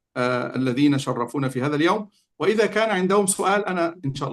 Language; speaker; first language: Arabic; native; Arabic